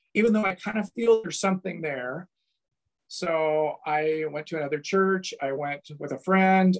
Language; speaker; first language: English; native; English